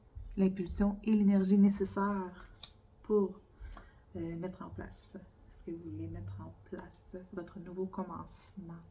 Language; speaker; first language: French; native; French